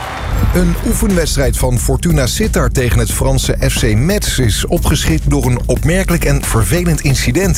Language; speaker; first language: Dutch; native; Dutch